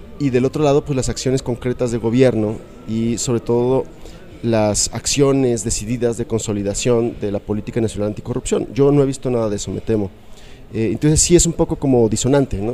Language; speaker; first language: Spanish; native; Spanish